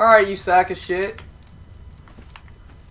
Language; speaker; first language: English; native; English